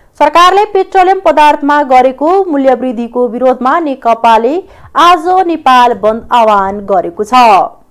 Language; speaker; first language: Nepali; non-native, local second language; Maithili